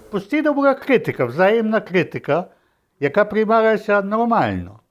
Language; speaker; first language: Ukrainian; early bilingual, heritage; Ukrainian